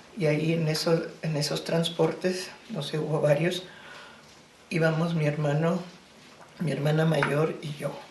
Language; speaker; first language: Spanish; early bilingual, other home language; German